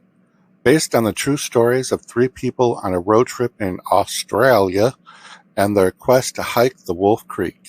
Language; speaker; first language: English; native; English